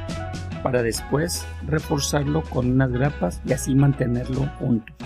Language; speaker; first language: Spanish; native; Spanish